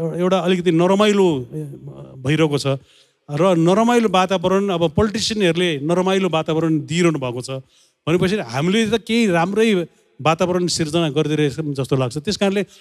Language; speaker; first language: Nepali; native; Nepali